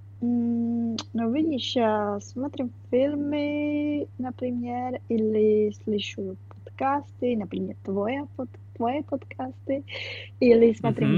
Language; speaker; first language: Russian; non-native, learner; Czech